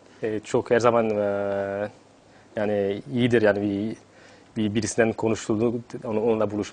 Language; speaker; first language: Turkish; non-native, fluent; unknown